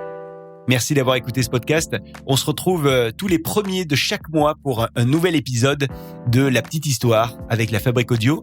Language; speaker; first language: French; native; French